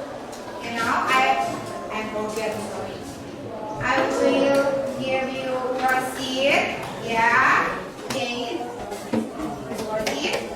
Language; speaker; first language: English; non-native, learner; Indonesian